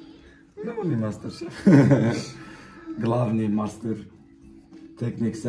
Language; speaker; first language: Russian; non-native, learner; Turkish